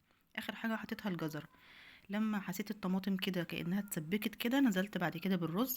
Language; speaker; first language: Arabic; native; Arabic